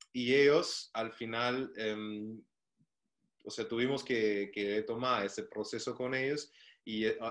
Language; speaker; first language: Spanish; non-native, fluent; German